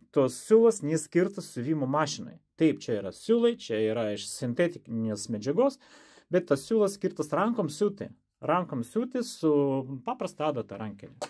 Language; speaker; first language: Lithuanian; non-native, local second language; Russian